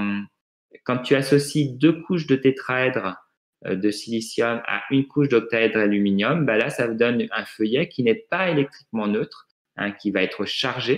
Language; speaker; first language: French; native; French